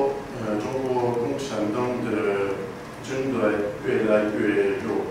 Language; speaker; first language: Chinese; non-native, learner; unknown